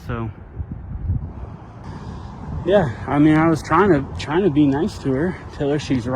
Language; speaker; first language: English; native; English